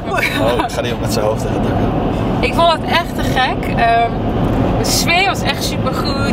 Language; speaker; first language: Dutch; native; Dutch